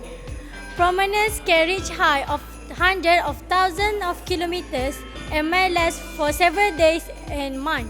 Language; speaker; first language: English; non-native, local second language; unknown